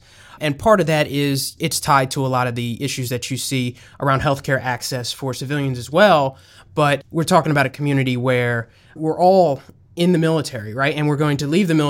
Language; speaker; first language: English; native; English